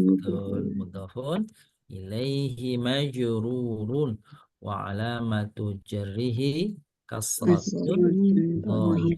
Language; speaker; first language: Arabic; non-native, fluent; Indonesian